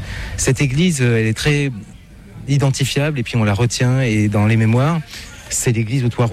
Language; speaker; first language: French; native; French